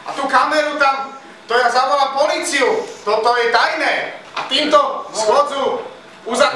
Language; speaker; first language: Slovak; native; Slovak